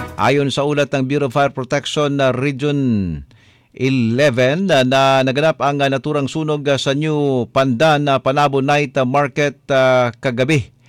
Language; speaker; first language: Filipino; non-native, local second language; Cebuano